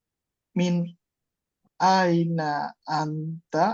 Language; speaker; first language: Arabic; non-native, learner; Indonesian